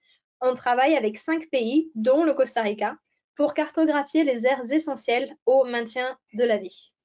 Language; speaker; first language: French; native; French